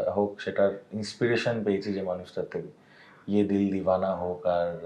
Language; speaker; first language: Bangla; native; Bangla